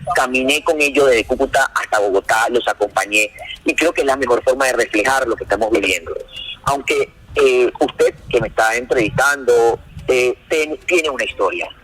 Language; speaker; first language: Spanish; native; Spanish